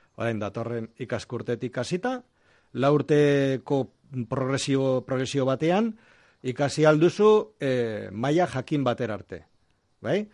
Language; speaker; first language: Basque; non-native, local second language; Spanish